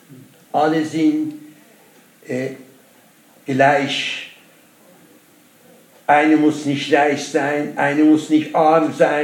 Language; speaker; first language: German; non-native, learner; Persian